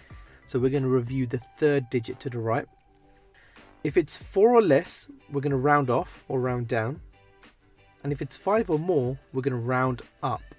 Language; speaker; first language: English; native; English